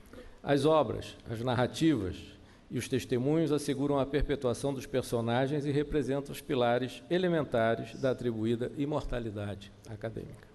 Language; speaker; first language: Portuguese; native; Portuguese